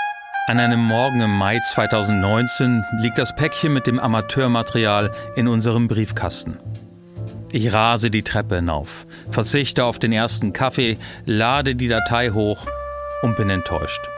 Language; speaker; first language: German; native; German